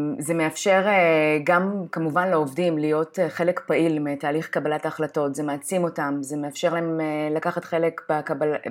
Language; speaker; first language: Hebrew; native; Hebrew